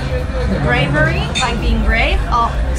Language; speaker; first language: English; non-native, fluent; French